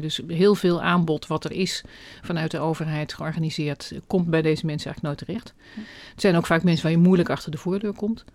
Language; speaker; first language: Dutch; native; Dutch